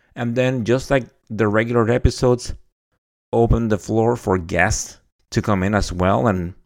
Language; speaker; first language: English; non-native, fluent; Spanish